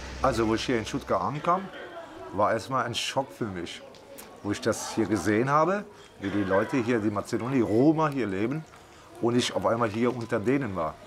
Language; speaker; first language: German; early bilingual, other home language; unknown